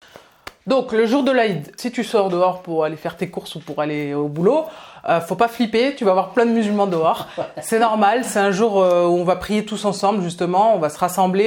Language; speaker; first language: French; native; French